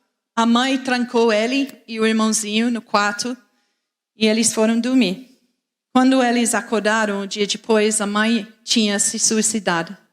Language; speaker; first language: Portuguese; non-native, fluent; English